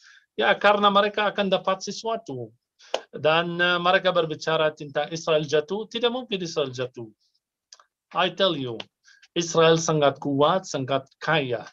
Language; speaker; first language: Indonesian; non-native, fluent; Arabic